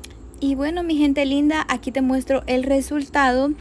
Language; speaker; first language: Spanish; native; Spanish